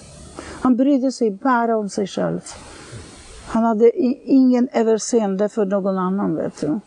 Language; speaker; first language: Swedish; non-native, fluent; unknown